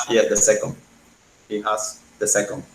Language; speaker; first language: English; non-native, learner; Spanish